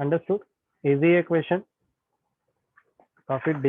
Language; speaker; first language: Hindi; native; Hindi